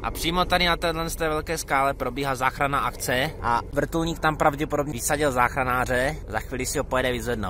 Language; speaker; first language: Czech; native; Czech